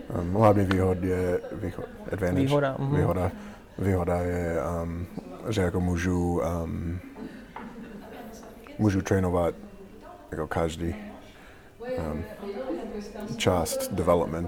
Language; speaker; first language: Czech; non-native, learner; English